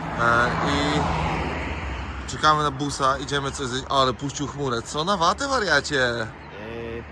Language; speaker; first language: Polish; native; Polish